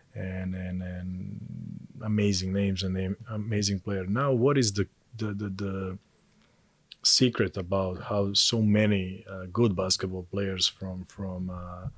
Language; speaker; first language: English; non-native, fluent; Serbian